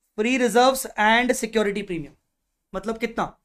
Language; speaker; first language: Hindi; native; Hindi